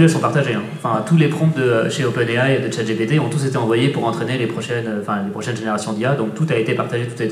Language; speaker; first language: French; native; French